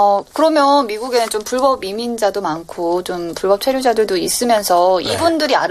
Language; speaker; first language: Korean; native; Korean